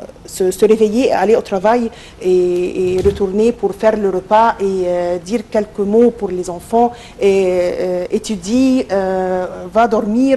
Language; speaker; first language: French; non-native, local second language; Arabic